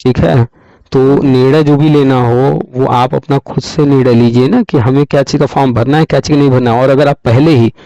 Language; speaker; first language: Hindi; native; Hindi